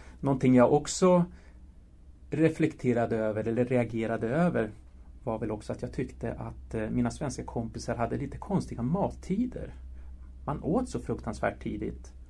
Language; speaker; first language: Swedish; early bilingual, other home language; Spanish